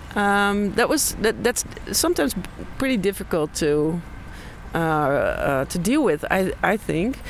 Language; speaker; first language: English; non-native, fluent; Dutch